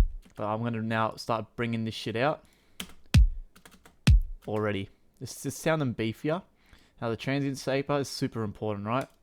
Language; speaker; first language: English; native; English